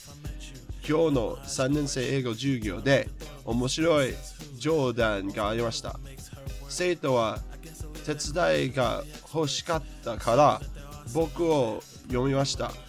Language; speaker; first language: Japanese; non-native, learner; English